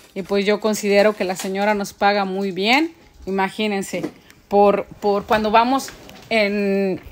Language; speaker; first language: Spanish; native; Spanish